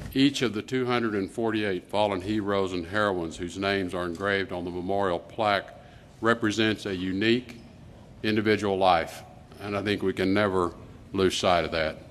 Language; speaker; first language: English; native; English